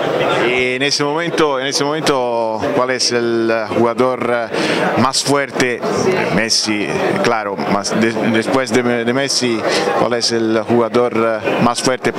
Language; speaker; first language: Spanish; non-native, learner; Italian